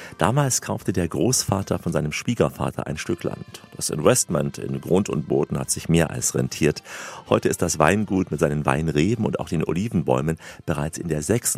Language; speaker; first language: German; native; German